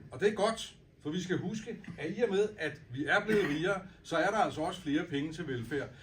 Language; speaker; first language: Danish; native; Danish